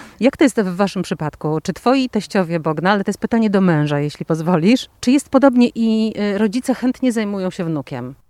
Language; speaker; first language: Polish; native; Polish